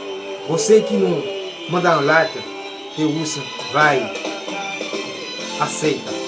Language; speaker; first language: Portuguese; non-native, learner; Haitian Creole